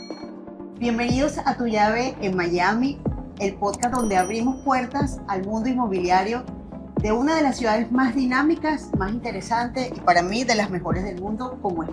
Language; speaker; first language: Spanish; native; Spanish